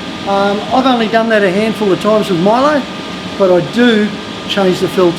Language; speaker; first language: English; native; English